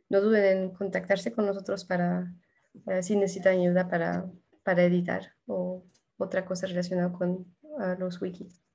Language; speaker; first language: Spanish; non-native, fluent; French